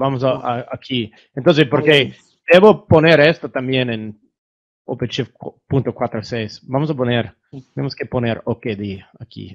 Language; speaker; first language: Spanish; non-native, fluent; English